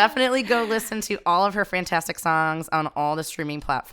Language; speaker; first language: English; native; English